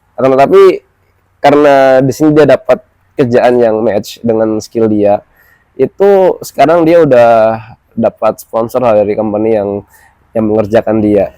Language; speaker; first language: Indonesian; native; Indonesian